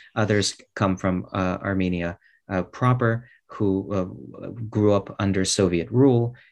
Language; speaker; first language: English; early bilingual, other home language; Russian